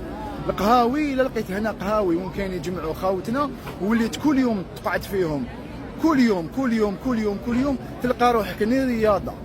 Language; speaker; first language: Arabic; native; Arabic